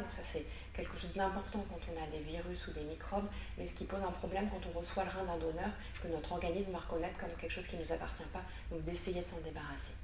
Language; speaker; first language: French; native; French